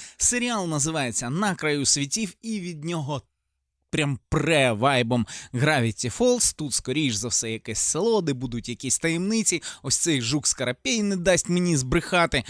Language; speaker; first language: Ukrainian; native; Ukrainian